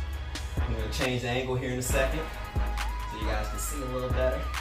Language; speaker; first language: English; native; English